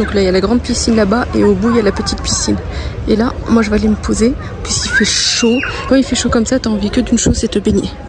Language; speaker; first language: French; early bilingual, other home language; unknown